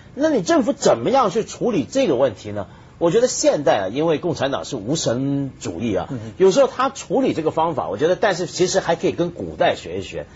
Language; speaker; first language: Chinese; native; Chinese